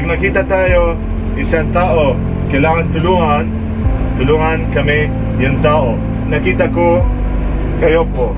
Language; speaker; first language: Filipino; non-native, learner; Arabic